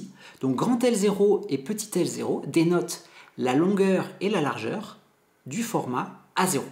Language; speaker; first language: French; native; French